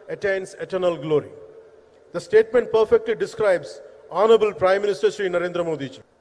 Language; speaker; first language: English; non-native, local second language; Telugu